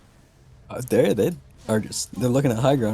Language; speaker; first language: English; native; English